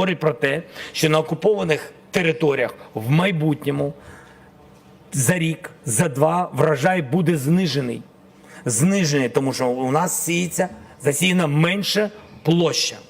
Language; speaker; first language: Ukrainian; non-native, local second language; Russian